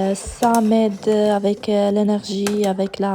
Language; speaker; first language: French; non-native, fluent; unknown